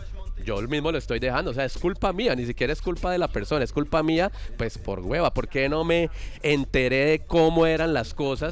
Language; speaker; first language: Spanish; native; Spanish